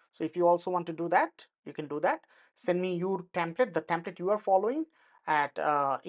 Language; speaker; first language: English; non-native, local second language; Bangla